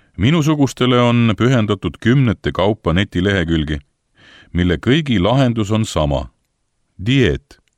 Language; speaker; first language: Estonian; native; Estonian